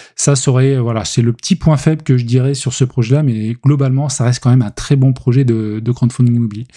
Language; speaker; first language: French; native; French